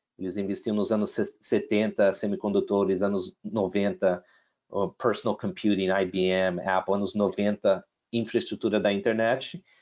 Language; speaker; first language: Portuguese; non-native, fluent; English